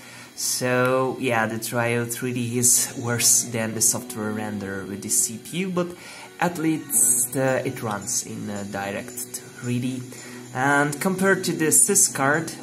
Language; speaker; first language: English; non-native, fluent; Hungarian